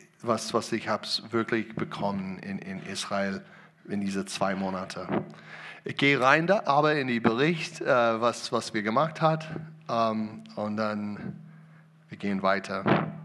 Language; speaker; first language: German; non-native, learner; English